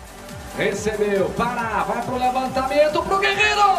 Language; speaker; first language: Portuguese; native; Portuguese